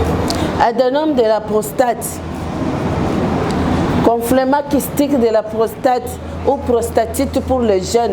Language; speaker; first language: French; non-native, local second language; Lingala